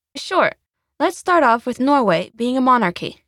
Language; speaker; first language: English; non-native, fluent; Swedish